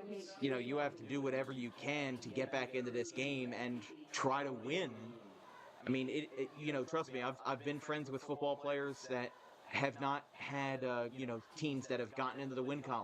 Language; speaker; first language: English; native; English